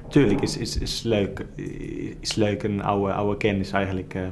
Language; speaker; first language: Dutch; non-native, fluent; Finnish